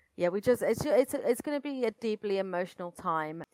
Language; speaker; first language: English; native; English